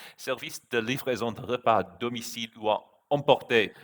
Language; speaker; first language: French; non-native, fluent; English